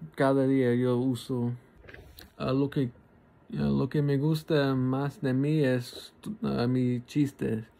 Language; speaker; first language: Spanish; early bilingual, heritage; Spanish